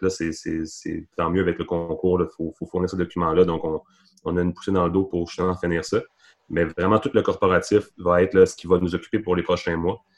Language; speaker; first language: French; native; French